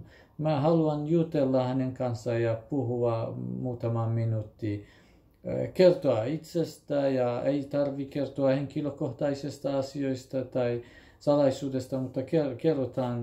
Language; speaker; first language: Finnish; non-native, fluent; Kurdish